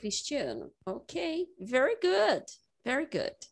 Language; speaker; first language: English; non-native, fluent; Portuguese